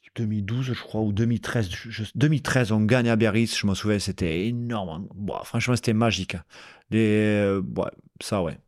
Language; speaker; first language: French; native; French